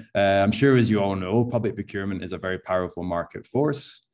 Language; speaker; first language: English; native; English